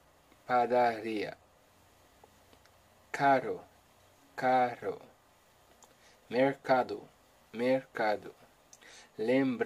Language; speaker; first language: Portuguese; non-native, learner; Haitian Creole